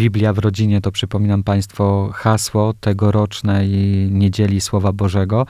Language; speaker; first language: Polish; native; Polish